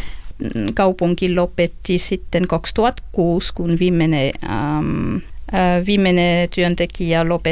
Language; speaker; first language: Finnish; non-native, learner; French